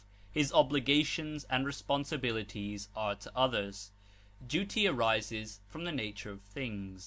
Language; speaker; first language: English; native; English